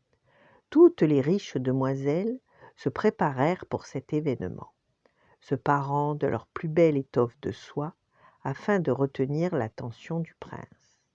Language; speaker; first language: French; native; French